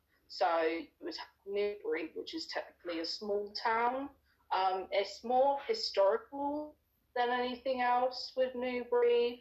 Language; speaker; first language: English; native; English